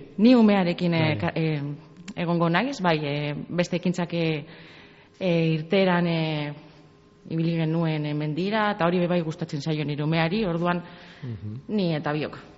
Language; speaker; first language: Basque; non-native, local second language; Spanish